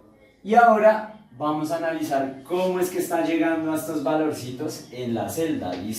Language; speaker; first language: Spanish; native; Spanish